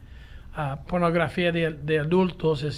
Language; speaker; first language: Spanish; non-native, fluent; English